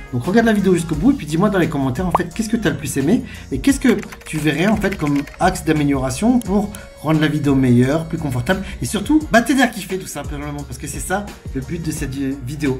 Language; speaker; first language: French; native; French